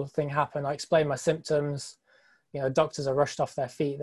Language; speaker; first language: English; native; English